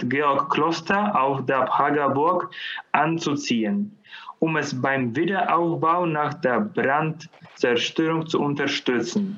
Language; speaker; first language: German; non-native, fluent; Polish